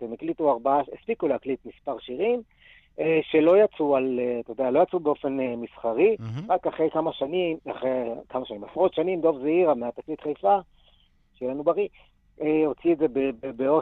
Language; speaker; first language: Hebrew; native; Hebrew